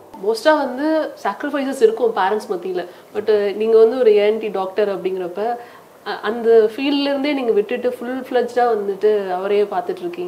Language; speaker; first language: Tamil; native; Tamil